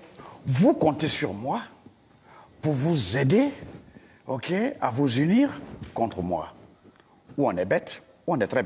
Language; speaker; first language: French; non-native, local second language; Dyula